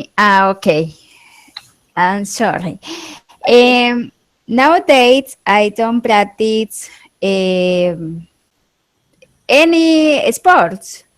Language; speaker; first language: English; non-native, learner; Spanish